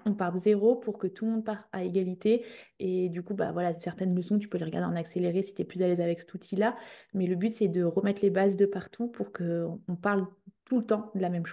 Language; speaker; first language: French; native; French